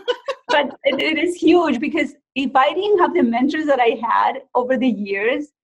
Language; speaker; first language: English; non-native, fluent; Spanish